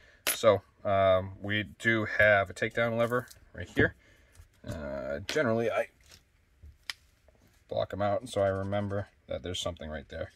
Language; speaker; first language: English; native; English